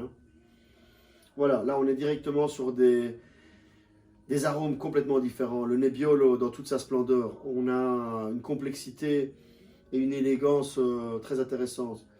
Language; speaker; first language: French; native; French